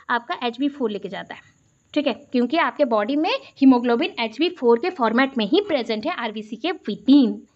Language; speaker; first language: Hindi; non-native, local second language; Odia